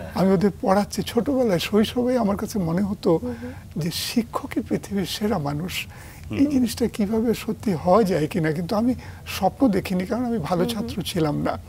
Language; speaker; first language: Bangla; native; Bangla